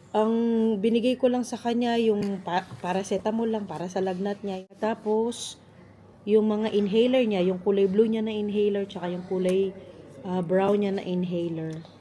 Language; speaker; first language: Filipino; non-native, local second language; Pampanga